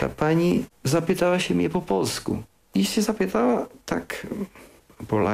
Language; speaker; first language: Polish; early bilingual, heritage; Polish